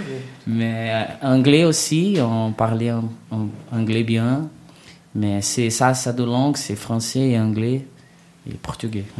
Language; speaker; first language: French; non-native, learner; Portuguese